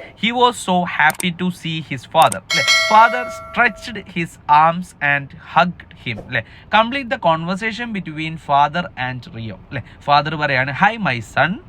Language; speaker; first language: English; non-native, local second language; Malayalam